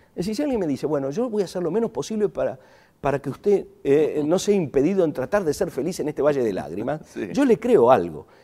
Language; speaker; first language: Spanish; native; Spanish